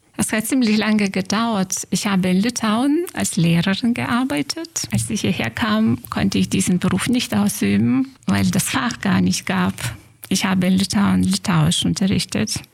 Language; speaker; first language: German; non-native, fluent; Lithuanian